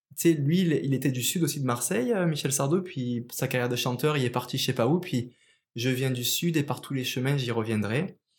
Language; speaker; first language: French; native; French